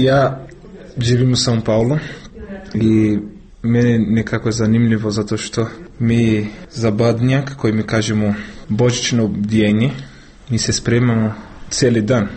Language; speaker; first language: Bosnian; non-native, learner; Portuguese